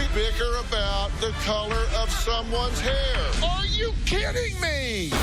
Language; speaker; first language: English; native; English